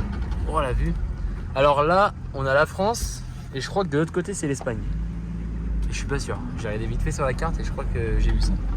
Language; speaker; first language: French; native; French